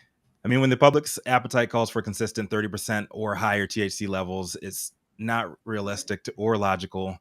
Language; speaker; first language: English; native; English